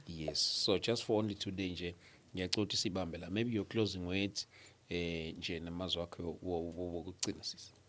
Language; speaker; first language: Zulu; native; Zulu